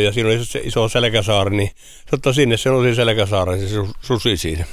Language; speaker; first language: Finnish; native; Finnish